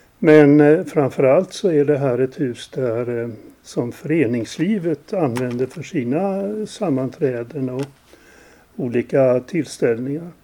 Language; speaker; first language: Swedish; native; Swedish